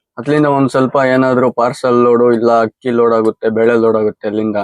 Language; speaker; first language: Kannada; native; Kannada